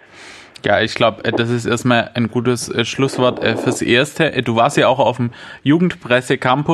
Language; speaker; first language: German; native; German